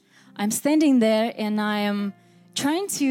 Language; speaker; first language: English; non-native, fluent; Russian